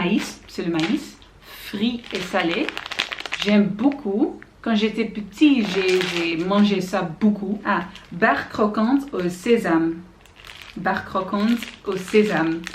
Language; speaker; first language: French; non-native, learner; Dutch